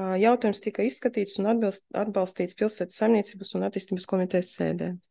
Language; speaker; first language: Latvian; non-native, local second language; Russian